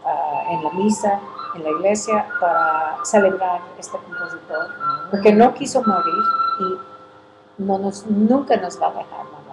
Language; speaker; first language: Spanish; early bilingual, heritage; English